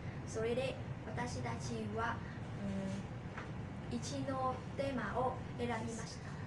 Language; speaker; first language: Japanese; non-native, learner; Vietnamese